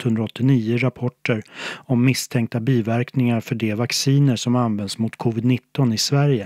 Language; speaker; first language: Swedish; native; Swedish